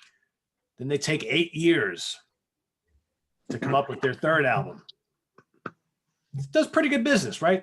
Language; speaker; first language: English; native; English